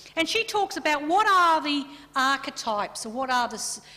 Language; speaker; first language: English; native; English